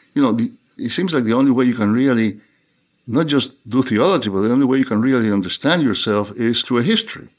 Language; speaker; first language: English; non-native, fluent; Spanish